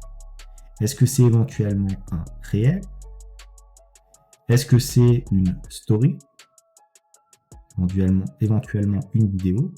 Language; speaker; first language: French; native; French